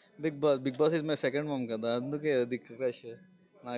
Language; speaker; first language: Telugu; non-native, local second language; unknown